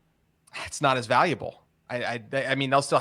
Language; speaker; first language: English; native; English